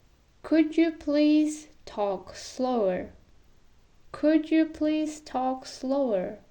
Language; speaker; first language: English; non-native, fluent; Kyrgyz